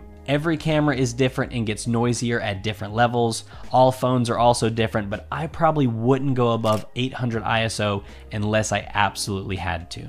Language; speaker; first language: English; native; English